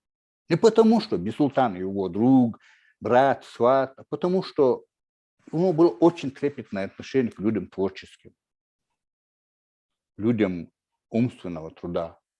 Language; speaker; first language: Russian; non-native, local second language; Chechen